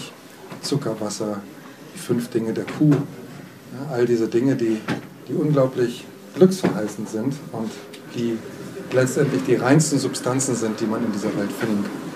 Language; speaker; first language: German; native; German